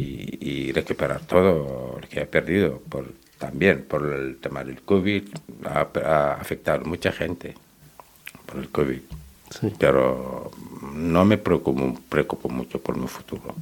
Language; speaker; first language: Spanish; non-native, learner; Wolof